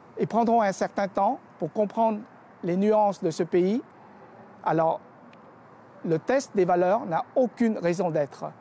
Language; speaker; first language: French; non-native, fluent; Vietnamese